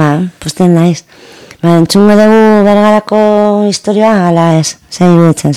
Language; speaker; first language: Basque; non-native, local second language; Spanish